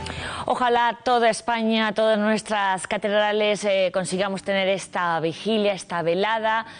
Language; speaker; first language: Spanish; native; Spanish